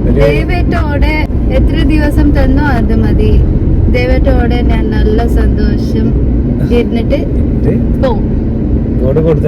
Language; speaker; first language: Malayalam; non-native, learner; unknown